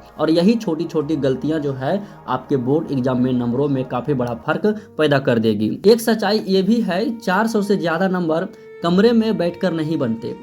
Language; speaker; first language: Hindi; native; Hindi